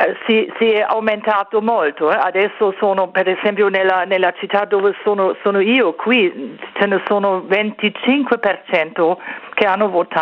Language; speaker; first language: Italian; non-native, fluent; German